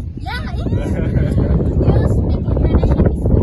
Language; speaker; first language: English; non-native, learner; Indonesian